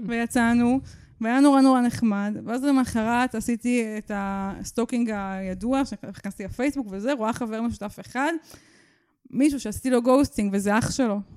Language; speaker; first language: Hebrew; native; Hebrew